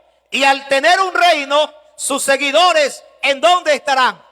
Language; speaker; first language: Spanish; native; Spanish